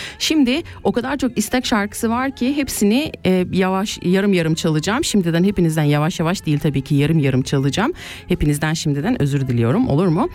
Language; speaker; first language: Turkish; native; Turkish